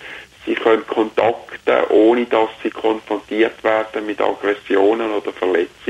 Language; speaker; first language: German; native; German